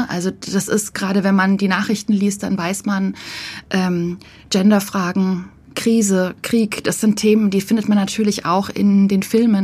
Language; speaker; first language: German; native; German